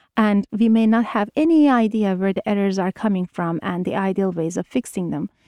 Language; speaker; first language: English; non-native, fluent; Turkish